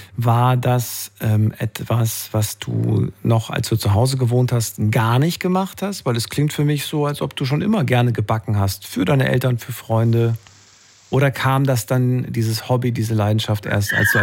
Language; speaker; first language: German; native; German